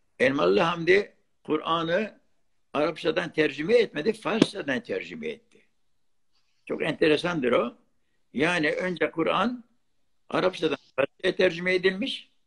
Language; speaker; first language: Turkish; non-native, local second language; Arabic